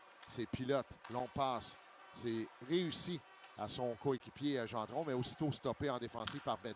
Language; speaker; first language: French; native; French